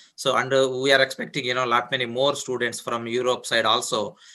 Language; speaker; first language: English; non-native, local second language; Telugu